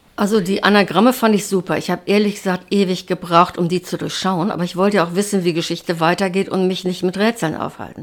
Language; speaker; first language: German; native; German